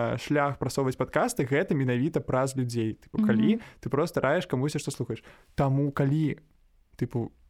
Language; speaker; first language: Belarusian; native; Belarusian